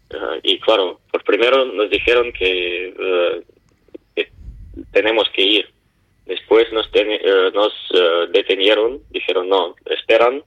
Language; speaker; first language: Spanish; non-native, learner; Ukrainian